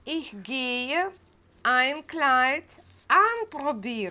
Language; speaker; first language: German; non-native, fluent; Russian